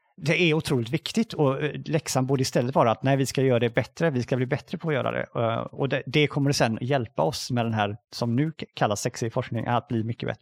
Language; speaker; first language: Swedish; native; Swedish